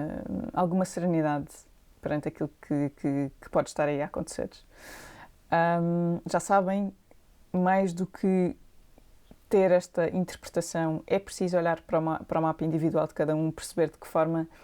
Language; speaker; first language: Portuguese; native; Portuguese